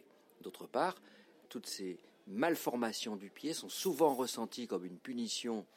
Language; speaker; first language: French; native; French